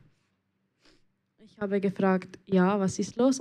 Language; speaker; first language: German; early bilingual, other home language; Spanish